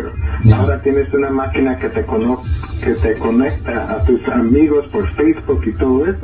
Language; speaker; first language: Spanish; early bilingual, heritage; Spanish